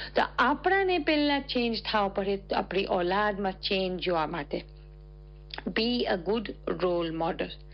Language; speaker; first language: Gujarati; early bilingual, heritage; Gujarati